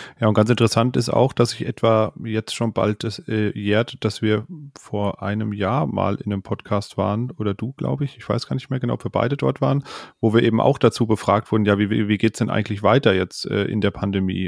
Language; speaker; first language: German; native; German